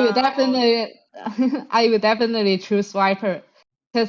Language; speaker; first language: English; non-native, fluent; Chinese